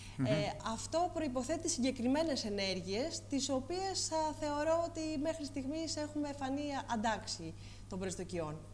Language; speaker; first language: Greek; native; Greek